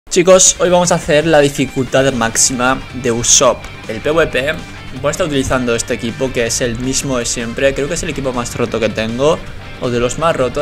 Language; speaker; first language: Spanish; native; Spanish